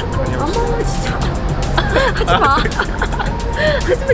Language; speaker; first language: Korean; non-native, fluent; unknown